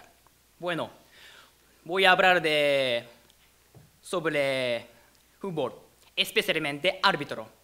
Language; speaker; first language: Spanish; non-native, learner; Japanese